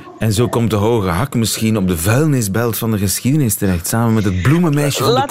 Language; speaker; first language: Dutch; native; Dutch